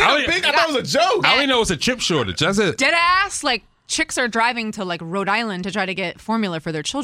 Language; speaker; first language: English; native; English